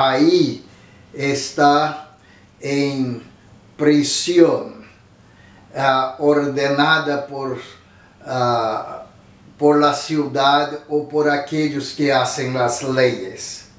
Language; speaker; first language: Spanish; non-native, fluent; Portuguese